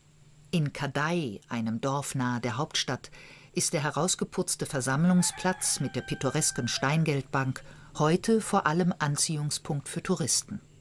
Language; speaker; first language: German; native; German